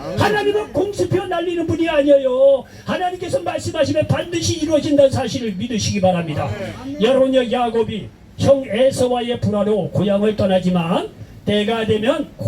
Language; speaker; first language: Korean; native; Korean